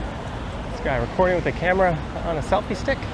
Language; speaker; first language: English; native; English